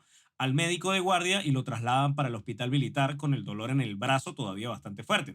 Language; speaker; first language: Spanish; native; Spanish